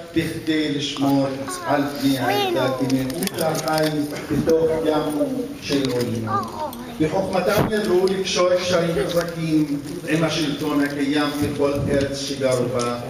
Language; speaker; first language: Hebrew; non-native, local second language; Arabic